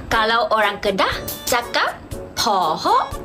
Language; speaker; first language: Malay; non-native, local second language; Thai